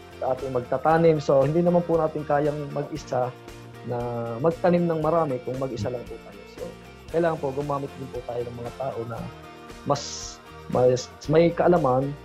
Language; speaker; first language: Filipino; native; Filipino